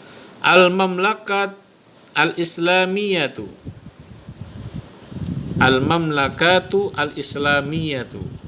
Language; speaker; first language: Arabic; non-native, fluent; Indonesian